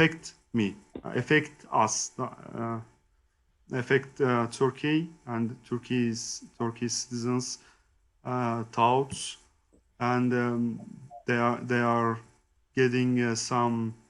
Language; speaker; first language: English; non-native, learner; Turkish